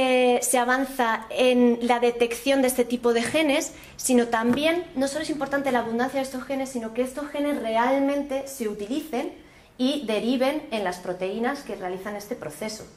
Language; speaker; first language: Spanish; native; Spanish